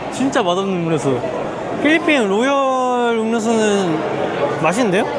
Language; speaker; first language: Korean; native; Korean